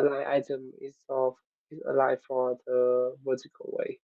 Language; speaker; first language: English; non-native, learner; Vietnamese